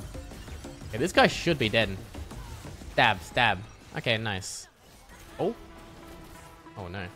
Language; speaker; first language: English; native; English